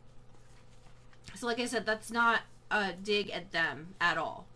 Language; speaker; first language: English; native; English